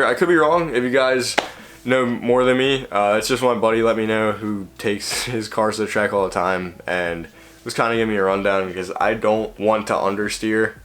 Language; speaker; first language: English; native; English